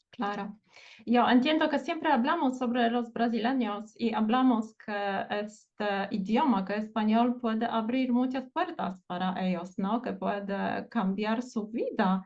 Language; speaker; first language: Spanish; non-native, fluent; Portuguese